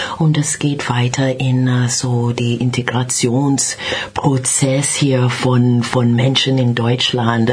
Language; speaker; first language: German; non-native, learner; English